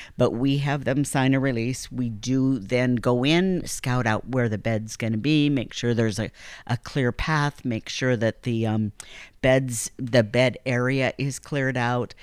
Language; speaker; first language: English; native; English